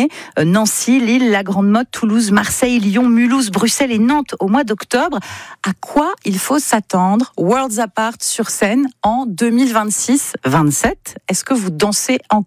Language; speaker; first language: French; native; French